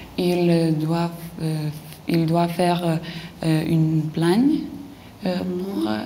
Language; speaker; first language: French; non-native, learner; Lithuanian